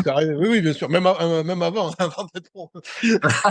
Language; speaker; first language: French; native; French